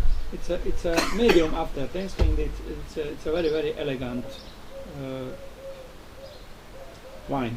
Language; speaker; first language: English; non-native, learner; Romanian